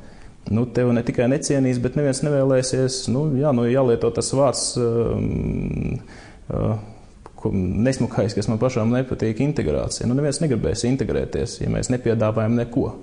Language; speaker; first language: Latvian; native; Latvian